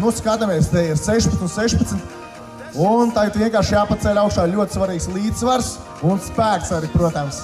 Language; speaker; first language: Latvian; non-native, local second language; Russian